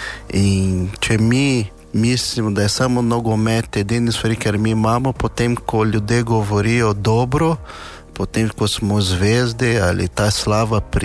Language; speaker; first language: Slovenian; non-native, fluent; Portuguese